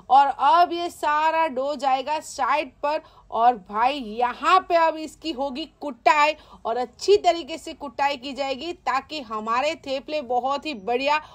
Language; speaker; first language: Hindi; non-native, local second language; Gujarati